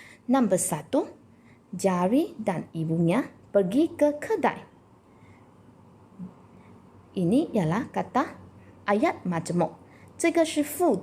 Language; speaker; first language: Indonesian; non-native, local second language; Chinese